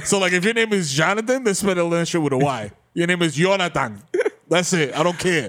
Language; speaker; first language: English; native; English